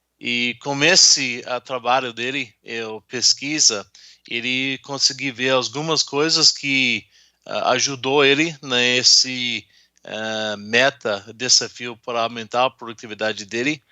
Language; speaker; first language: Portuguese; non-native, fluent; English